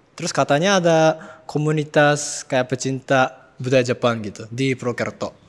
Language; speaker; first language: Indonesian; non-native, fluent; Japanese